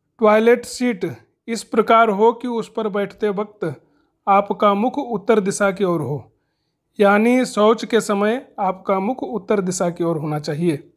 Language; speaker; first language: Hindi; native; Hindi